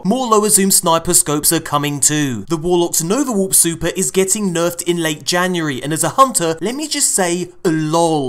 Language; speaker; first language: English; native; English